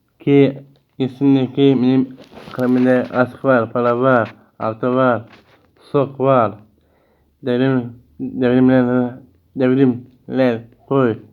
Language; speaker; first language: Turkish; early bilingual, heritage; Turkish